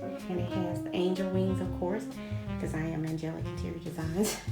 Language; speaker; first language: English; native; English